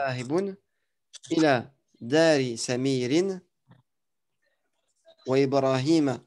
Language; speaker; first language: Arabic; non-native, fluent; French